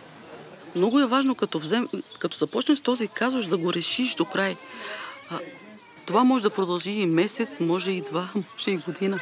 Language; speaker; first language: Bulgarian; native; Bulgarian